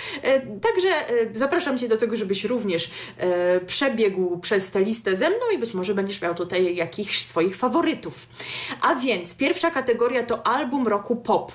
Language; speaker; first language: Polish; native; Polish